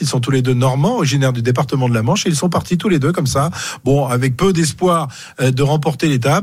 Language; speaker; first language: French; native; French